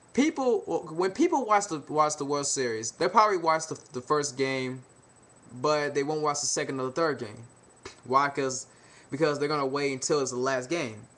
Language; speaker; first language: English; native; English